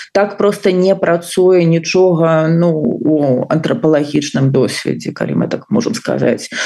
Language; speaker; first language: Belarusian; non-native, local second language; Russian